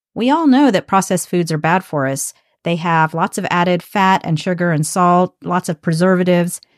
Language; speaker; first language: English; native; English